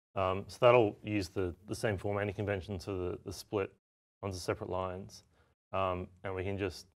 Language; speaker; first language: English; native; English